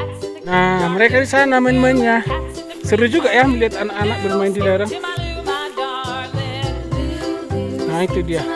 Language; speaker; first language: Indonesian; non-native, local second language; Batak Toba